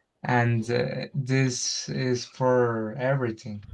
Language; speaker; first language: English; non-native, learner; Spanish